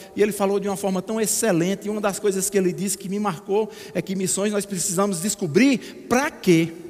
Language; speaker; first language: Portuguese; native; Portuguese